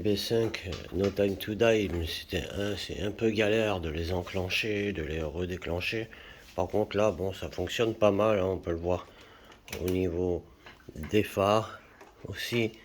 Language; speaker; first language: French; native; French